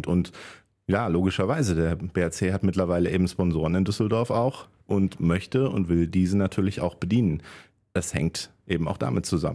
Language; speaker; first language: German; native; German